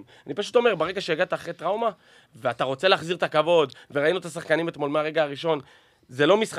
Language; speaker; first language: Hebrew; native; Hebrew